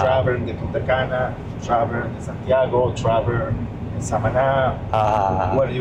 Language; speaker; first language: English; non-native, learner; Spanish